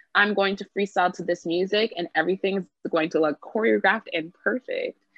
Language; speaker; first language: English; native; English